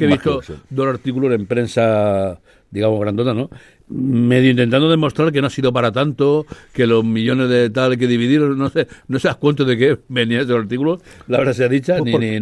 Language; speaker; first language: Spanish; native; Spanish